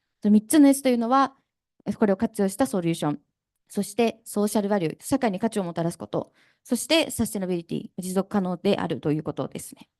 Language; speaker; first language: Japanese; native; Japanese